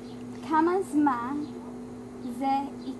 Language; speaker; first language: Hebrew; non-native, learner; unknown